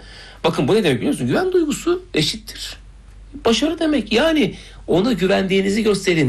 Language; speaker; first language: Turkish; native; Turkish